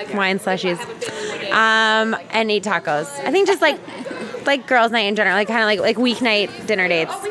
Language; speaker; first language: English; native; English